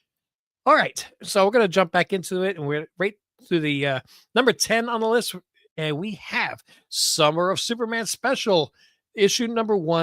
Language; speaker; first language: English; native; English